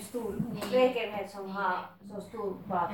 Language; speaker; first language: Swedish; non-native, local second language; Finnish